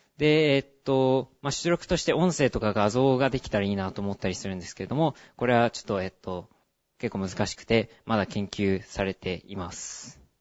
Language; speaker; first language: Japanese; early bilingual, heritage; Japanese